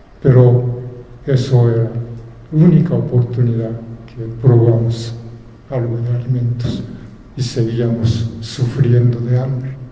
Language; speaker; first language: Spanish; non-native, fluent; Japanese